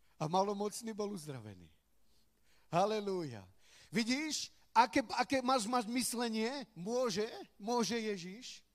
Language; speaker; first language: Slovak; non-native, local second language; Romany